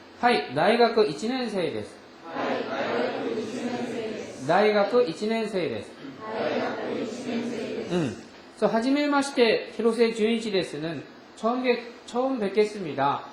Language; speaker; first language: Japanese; non-native, fluent; Korean